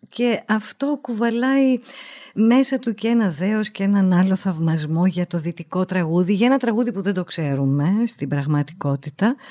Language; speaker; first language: Greek; native; Greek